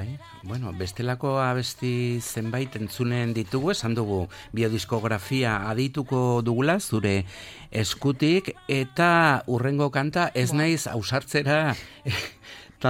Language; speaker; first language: Basque; native; Basque